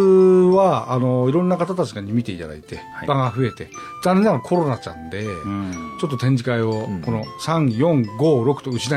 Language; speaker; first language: Japanese; native; Japanese